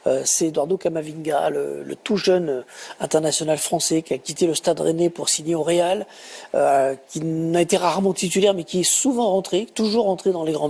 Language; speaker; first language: French; native; French